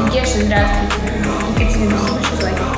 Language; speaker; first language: Russian; native; Russian